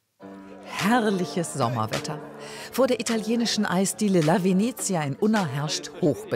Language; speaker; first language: German; native; German